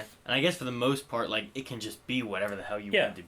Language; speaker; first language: English; native; English